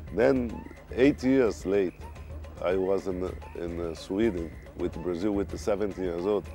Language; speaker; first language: English; non-native, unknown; Portuguese